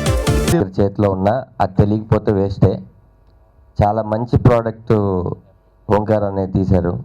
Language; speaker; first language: Telugu; native; Telugu